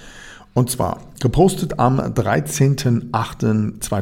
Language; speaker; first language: German; native; German